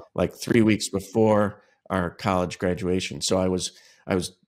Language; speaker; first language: English; native; English